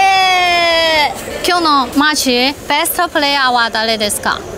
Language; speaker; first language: Japanese; non-native, learner; Chinese